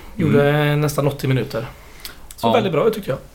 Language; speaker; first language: Swedish; native; Swedish